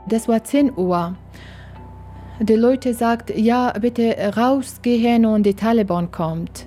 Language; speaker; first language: German; non-native, learner; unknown